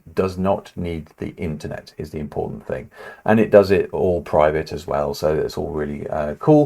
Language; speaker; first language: English; native; English